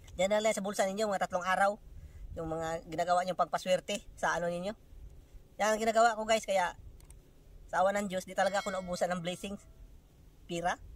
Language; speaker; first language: Filipino; non-native, local second language; Cebuano